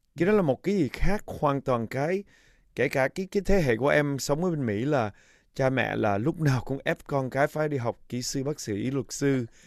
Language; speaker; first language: Vietnamese; early bilingual, heritage; Vietnamese